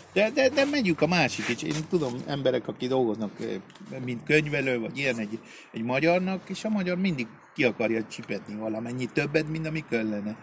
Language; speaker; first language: Hungarian; early bilingual, heritage; Spanish